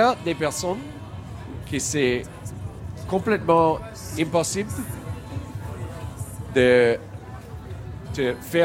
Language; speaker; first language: French; non-native, learner; English